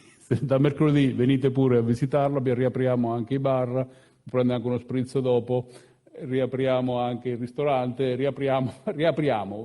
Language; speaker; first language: Italian; native; Italian